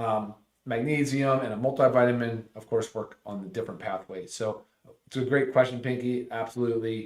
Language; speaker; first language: English; native; English